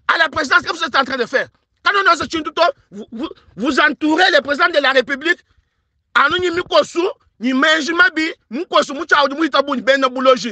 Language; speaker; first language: French; non-native, local second language; Luba-Lulua